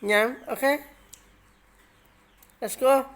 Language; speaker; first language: English; non-native, learner; Vietnamese